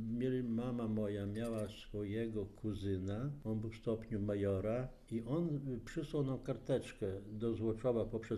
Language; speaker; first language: Polish; native; Polish